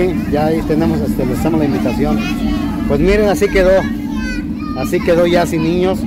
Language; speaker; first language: Spanish; native; Spanish